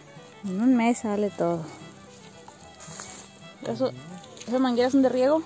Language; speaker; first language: Spanish; native; Spanish